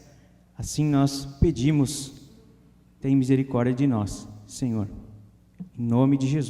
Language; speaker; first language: Portuguese; native; Portuguese